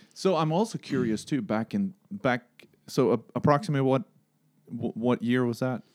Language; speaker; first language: English; non-native, fluent; Swedish